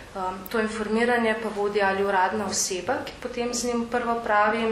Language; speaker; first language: Slovenian; native; Slovenian